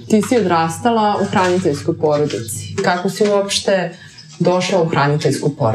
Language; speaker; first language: Serbian; native; Serbian